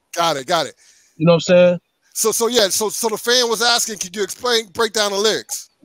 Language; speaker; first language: English; native; English